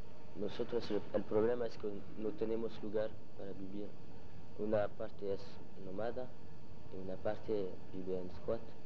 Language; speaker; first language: Spanish; non-native, learner; French